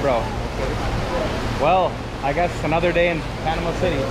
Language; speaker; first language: English; native; English